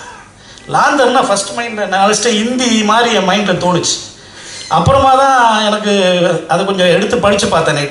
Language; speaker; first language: Tamil; native; Tamil